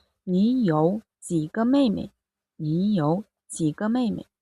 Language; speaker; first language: Chinese; non-native, fluent; Mongolian